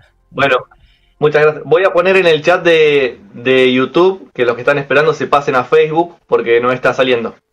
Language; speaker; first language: Spanish; native; Spanish